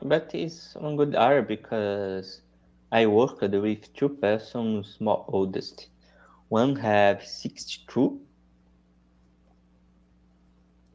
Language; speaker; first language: English; non-native, learner; Portuguese